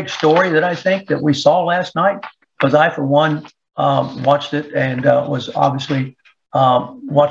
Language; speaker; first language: English; native; English